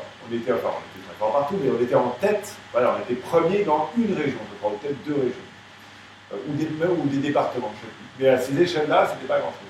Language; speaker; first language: French; native; French